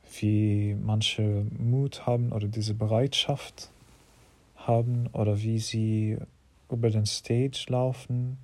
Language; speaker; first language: German; non-native, fluent; English